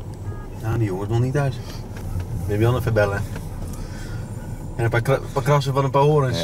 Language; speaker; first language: Dutch; native; Dutch